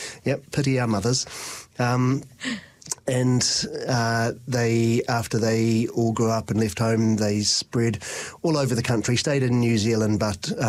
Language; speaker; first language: English; native; English